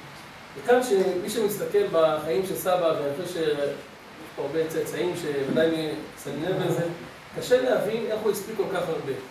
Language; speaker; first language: Hebrew; native; Hebrew